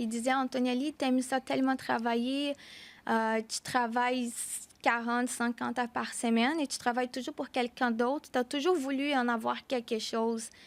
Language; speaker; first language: French; non-native, fluent; Portuguese